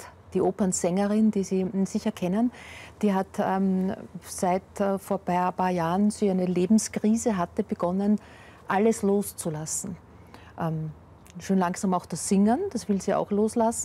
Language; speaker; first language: German; native; German